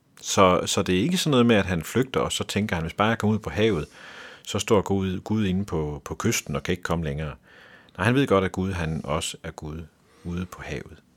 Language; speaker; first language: Danish; native; Danish